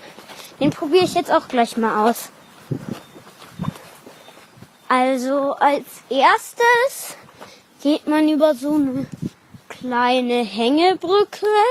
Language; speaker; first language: German; native; German